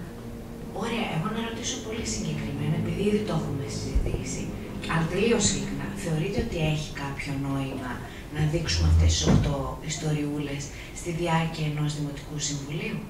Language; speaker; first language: Greek; native; Greek